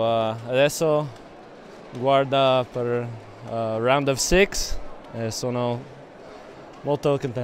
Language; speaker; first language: Italian; non-native, learner; English